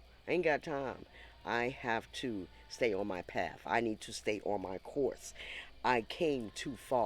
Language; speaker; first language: English; native; English